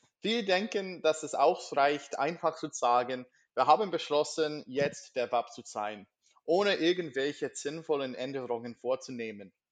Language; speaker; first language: German; non-native, learner; English